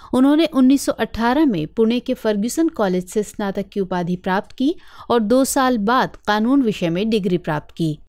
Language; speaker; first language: Hindi; native; Hindi